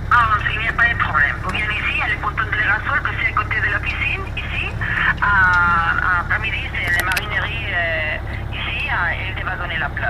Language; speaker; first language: French; non-native, learner; Spanish